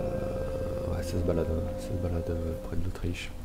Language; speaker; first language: French; native; French